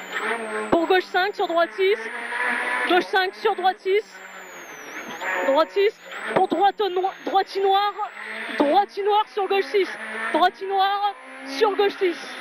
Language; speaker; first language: French; native; French